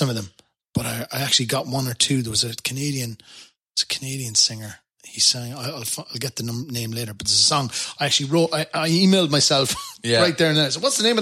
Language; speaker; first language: English; native; English